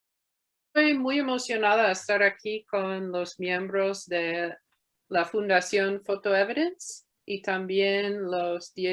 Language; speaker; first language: Spanish; non-native, fluent; English